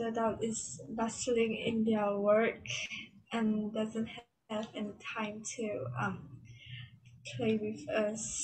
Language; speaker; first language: English; non-native, learner; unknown